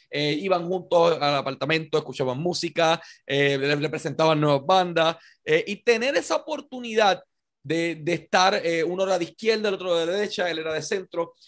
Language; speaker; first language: Spanish; native; Spanish